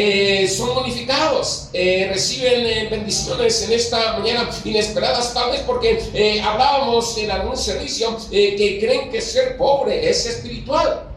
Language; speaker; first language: Spanish; native; Spanish